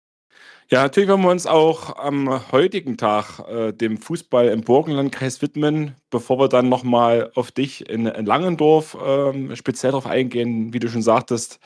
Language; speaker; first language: German; native; German